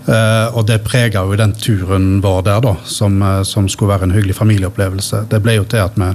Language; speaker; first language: Norwegian; native; Norwegian